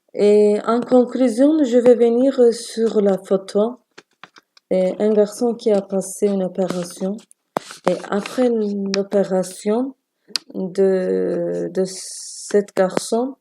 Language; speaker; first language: French; non-native, learner; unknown